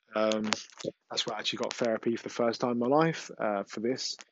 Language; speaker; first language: English; native; English